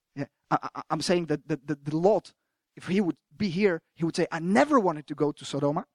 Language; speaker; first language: English; non-native, fluent; Slovak